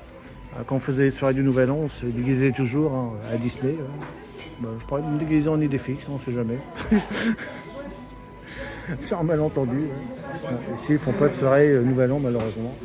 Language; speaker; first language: French; native; French